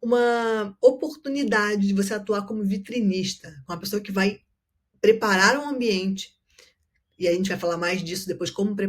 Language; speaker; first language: Portuguese; native; Portuguese